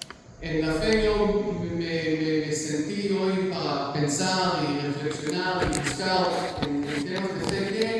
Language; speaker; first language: Spanish; non-native, fluent; Hebrew